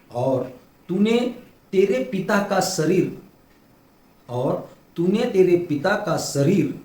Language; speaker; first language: Hindi; non-native, local second language; Marathi